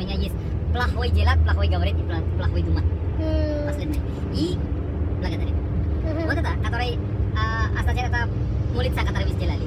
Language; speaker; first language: Russian; non-native, learner; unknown